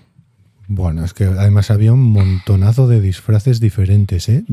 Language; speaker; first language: Spanish; native; Spanish